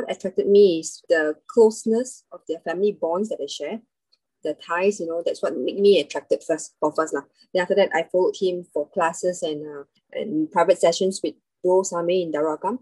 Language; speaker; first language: English; non-native, local second language; Chinese